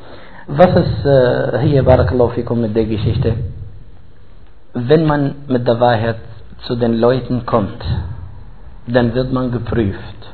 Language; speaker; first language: German; non-native, fluent; Arabic